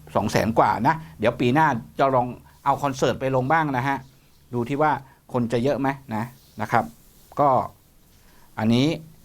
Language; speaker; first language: Thai; native; Thai